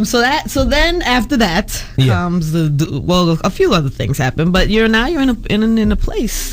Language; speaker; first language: English; native; English